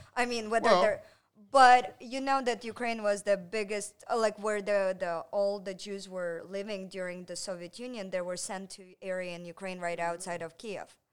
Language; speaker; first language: English; non-native, fluent; Ukrainian